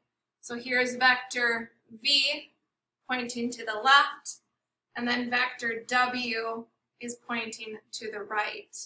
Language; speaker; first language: English; native; English